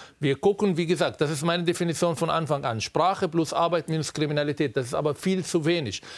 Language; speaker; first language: German; non-native, fluent; Arabic